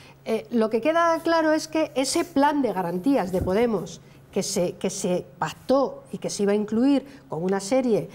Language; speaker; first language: Spanish; native; Spanish